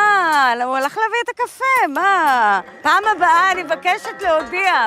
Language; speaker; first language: Hebrew; native; Hebrew